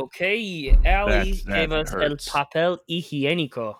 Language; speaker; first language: Spanish; non-native, fluent; English